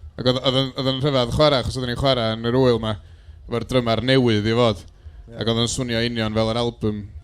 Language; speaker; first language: Welsh; native; Welsh